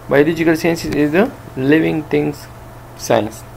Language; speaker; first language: English; non-native, local second language; Urdu